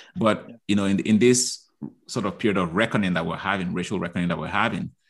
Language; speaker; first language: English; non-native, local second language; Igbo